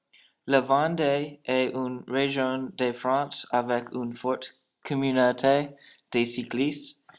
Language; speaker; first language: French; non-native, learner; English